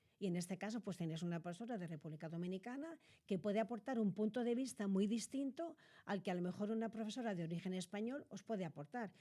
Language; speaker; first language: Spanish; native; Spanish